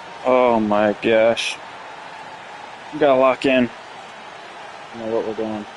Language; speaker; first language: English; native; English